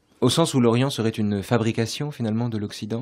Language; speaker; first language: French; native; French